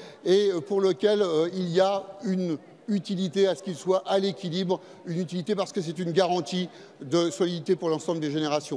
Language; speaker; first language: French; native; French